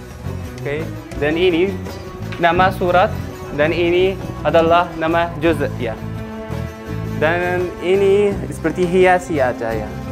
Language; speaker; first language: Indonesian; non-native, learner; Arabic